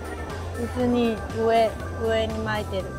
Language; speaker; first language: Japanese; non-native, fluent; Chinese